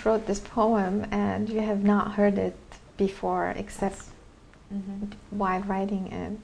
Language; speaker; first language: English; non-native, fluent; Arabic